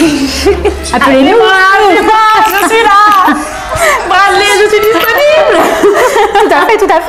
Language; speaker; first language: French; native; French